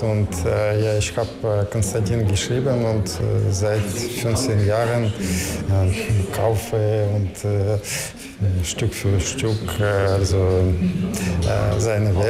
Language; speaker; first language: German; non-native, learner; Russian